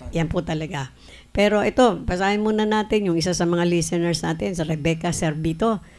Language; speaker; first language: Filipino; non-native, local second language; Pampanga